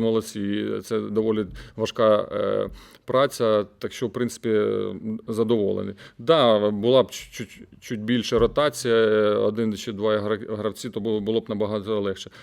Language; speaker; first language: Ukrainian; native; Ukrainian